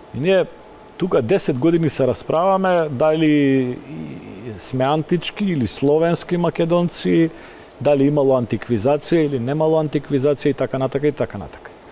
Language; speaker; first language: Macedonian; native; Macedonian